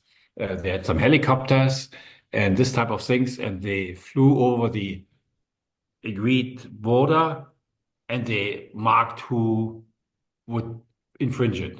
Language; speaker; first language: English; non-native, fluent; German